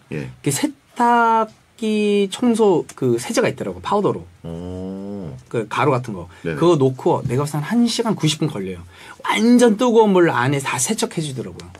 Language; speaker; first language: Korean; early bilingual, heritage; Korean